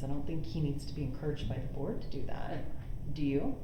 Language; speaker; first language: English; native; English